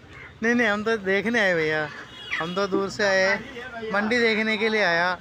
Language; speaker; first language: Hindi; non-native, local second language; Malayalam